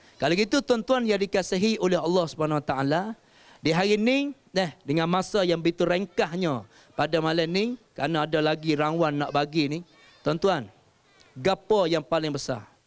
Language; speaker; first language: Malay; native; Malay